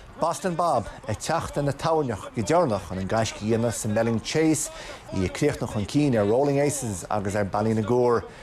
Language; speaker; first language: Irish; native; Irish